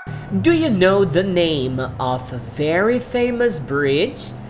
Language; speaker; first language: English; non-native, fluent; Portuguese